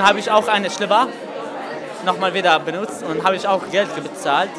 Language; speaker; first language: German; non-native, learner; Arabic